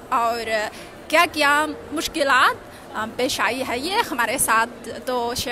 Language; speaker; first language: Hindi; non-native, learner; Chinese